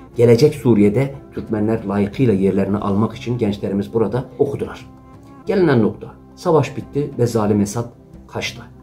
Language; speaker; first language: Turkish; native; Turkish